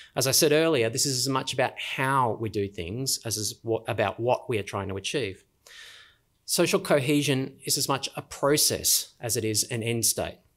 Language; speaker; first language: English; native; English